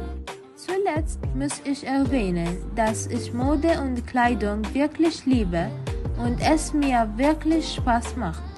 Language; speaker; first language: German; non-native, learner; Arabic